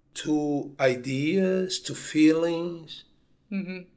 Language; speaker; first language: English; non-native, fluent; Portuguese